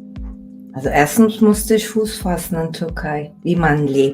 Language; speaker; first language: German; early bilingual, other home language; Turkish